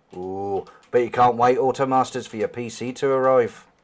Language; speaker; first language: English; native; English